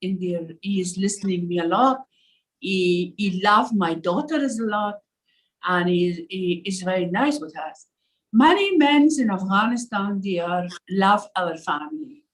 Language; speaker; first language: English; non-native, learner; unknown